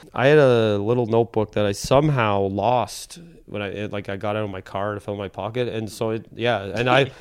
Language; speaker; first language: English; native; English